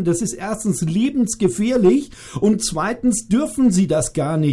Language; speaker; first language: German; native; German